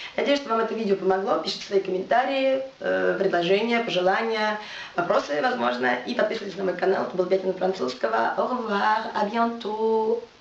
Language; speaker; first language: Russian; native; Russian